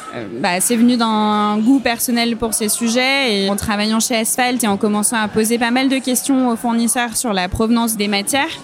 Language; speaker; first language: French; native; French